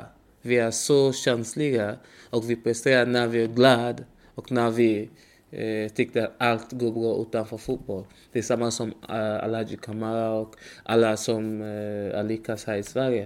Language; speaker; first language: Swedish; non-native, learner; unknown